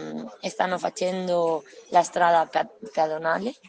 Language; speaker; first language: Italian; non-native, learner; Spanish